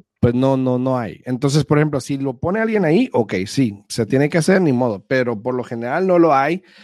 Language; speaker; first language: Spanish; native; Spanish